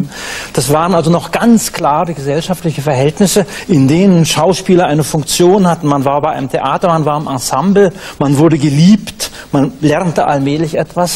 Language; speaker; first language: German; native; German